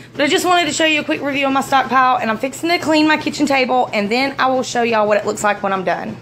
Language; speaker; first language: English; native; English